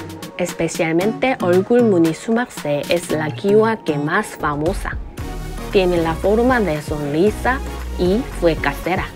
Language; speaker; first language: Spanish; non-native, learner; Korean